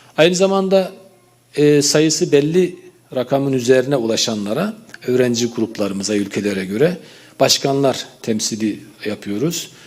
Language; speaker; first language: Turkish; native; Turkish